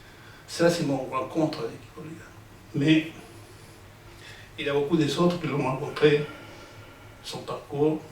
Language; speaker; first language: French; non-native, fluent; Spanish